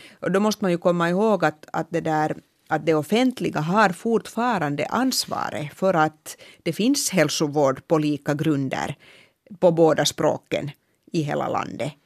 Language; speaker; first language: Swedish; native; Swedish